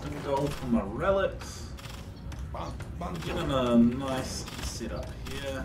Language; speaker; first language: English; native; English